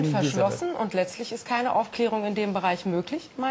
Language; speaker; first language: German; native; German